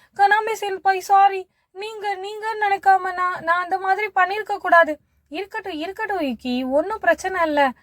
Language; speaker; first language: Tamil; native; Tamil